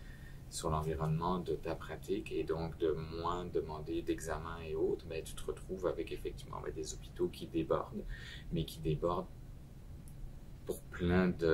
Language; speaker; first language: French; native; French